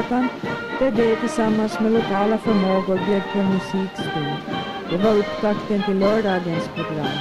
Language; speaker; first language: Swedish; native; Swedish